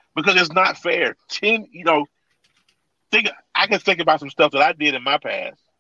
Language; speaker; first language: English; native; English